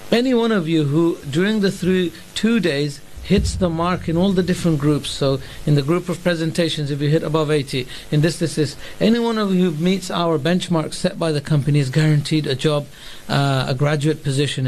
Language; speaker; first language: English; native; English